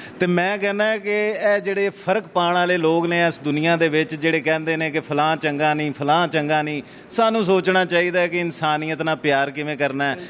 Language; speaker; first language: Punjabi; native; Punjabi